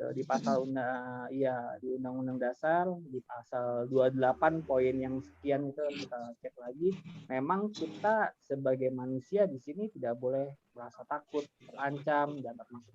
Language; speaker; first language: Indonesian; native; Indonesian